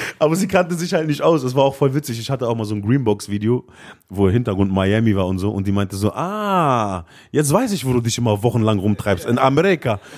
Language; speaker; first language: German; early bilingual, other home language; Arabic